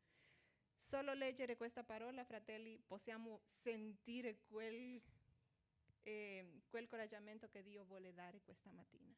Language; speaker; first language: Italian; non-native, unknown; Portuguese